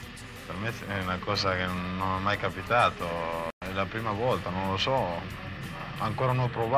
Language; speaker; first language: Italian; non-native, fluent; Spanish